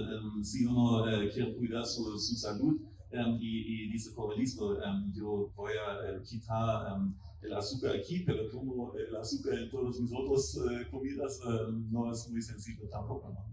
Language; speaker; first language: Spanish; non-native, fluent; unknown